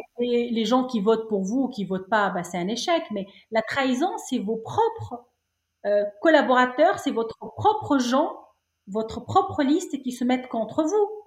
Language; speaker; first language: French; non-native, local second language; Arabic